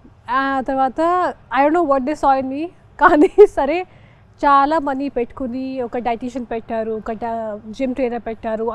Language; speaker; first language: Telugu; non-native, local second language; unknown